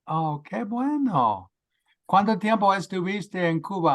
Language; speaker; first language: Spanish; non-native, fluent; English